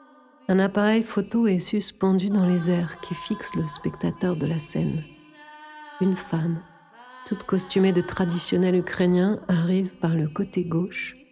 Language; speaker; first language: French; native; French